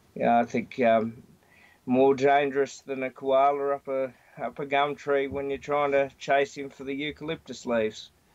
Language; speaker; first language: English; native; English